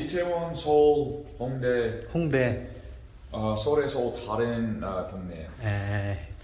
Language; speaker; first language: Korean; non-native, learner; English